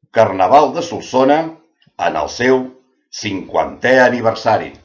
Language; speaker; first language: Catalan; native; Catalan